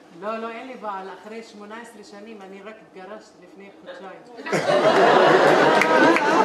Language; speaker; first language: Hebrew; non-native, local second language; Arabic